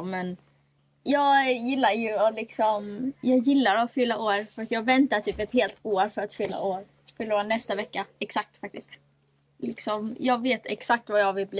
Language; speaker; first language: Swedish; native; Swedish